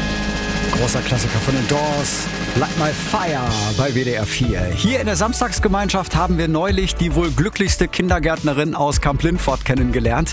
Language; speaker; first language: German; native; German